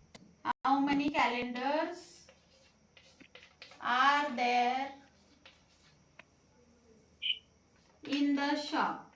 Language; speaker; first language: English; non-native, learner; Marathi